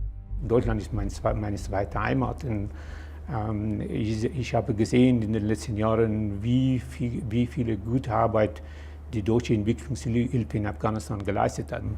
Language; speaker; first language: German; non-native, fluent; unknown